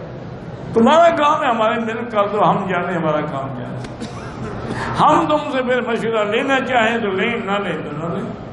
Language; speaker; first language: Urdu; native; Urdu